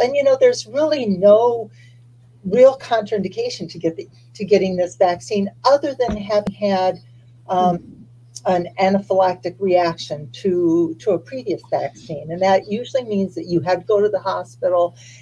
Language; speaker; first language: English; early bilingual, other home language; Spanish